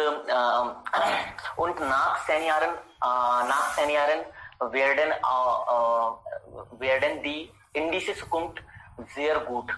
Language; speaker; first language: German; non-native, learner; Hindi